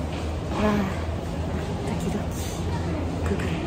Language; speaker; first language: Indonesian; non-native, fluent; Japanese